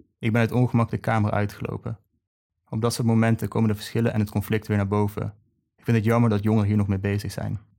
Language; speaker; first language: Dutch; early bilingual, other home language; Serbian